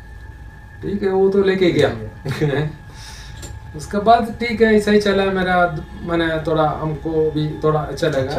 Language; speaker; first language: Hindi; non-native, local second language; Malayalam